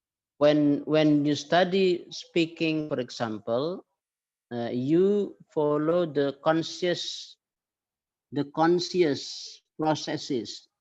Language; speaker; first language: English; non-native, fluent; Indonesian